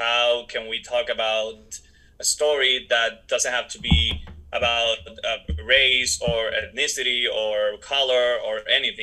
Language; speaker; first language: English; non-native, fluent; Spanish